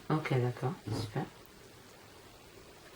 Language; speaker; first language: French; non-native, learner; English